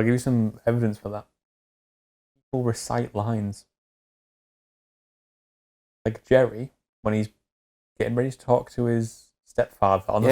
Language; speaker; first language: English; native; English